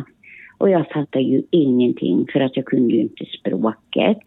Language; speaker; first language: Swedish; early bilingual, other home language; Finnish